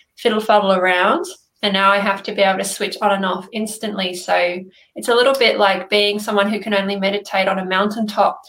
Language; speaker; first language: English; native; English